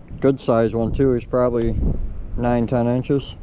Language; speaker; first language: English; native; English